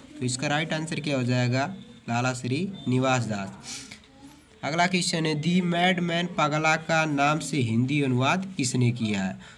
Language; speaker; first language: Hindi; native; Hindi